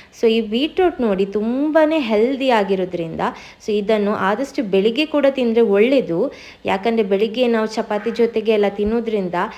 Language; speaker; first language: Kannada; native; Kannada